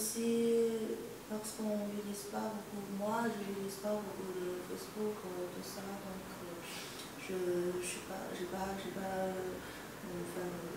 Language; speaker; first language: French; non-native, learner; Chinese